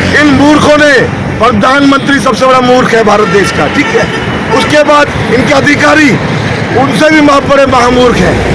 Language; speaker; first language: Hindi; native; Hindi